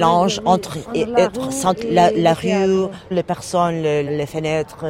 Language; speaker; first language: French; non-native, learner; Portuguese